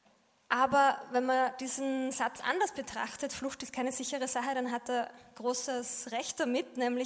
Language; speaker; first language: German; native; German